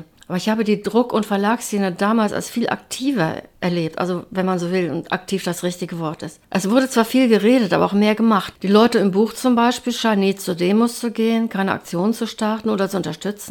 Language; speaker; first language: German; native; German